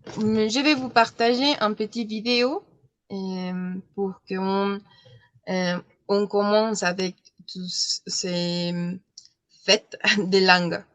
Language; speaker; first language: French; non-native, learner; Spanish